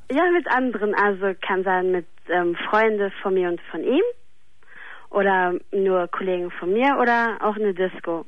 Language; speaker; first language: German; early bilingual, other home language; Italian